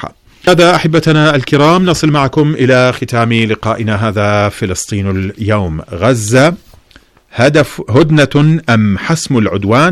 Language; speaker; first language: Arabic; native; Arabic